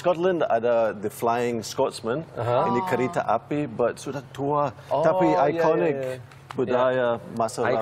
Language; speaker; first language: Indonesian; non-native, learner; English